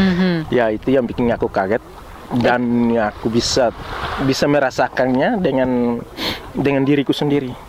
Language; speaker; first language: Indonesian; non-native, local second language; Tetum